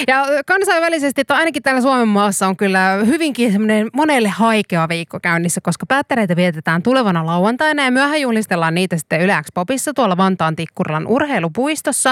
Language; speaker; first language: Finnish; native; Finnish